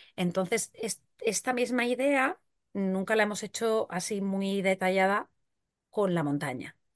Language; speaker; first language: Spanish; native; Spanish